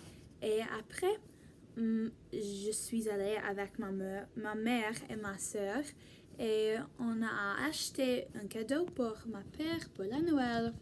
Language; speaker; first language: French; non-native, learner; English